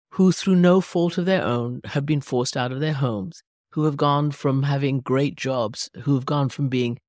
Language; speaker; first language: English; early bilingual, other home language; Persian